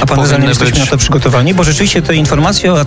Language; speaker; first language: Polish; native; Polish